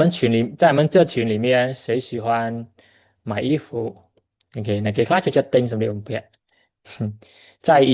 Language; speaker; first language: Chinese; non-native, fluent; Khmer